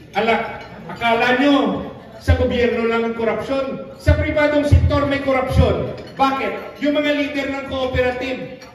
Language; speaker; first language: Filipino; non-native, local second language; Cebuano